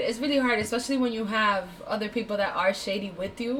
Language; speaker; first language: English; early bilingual, other home language; Spanish